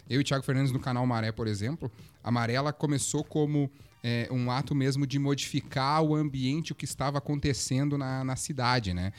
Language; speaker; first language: Portuguese; native; Portuguese